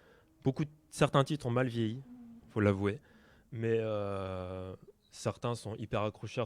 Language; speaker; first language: French; native; French